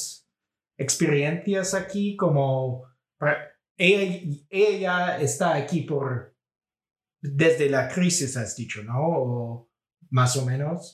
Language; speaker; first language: Spanish; non-native, fluent; English